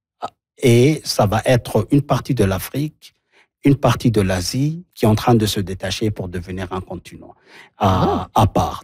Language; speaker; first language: French; non-native, local second language; Somali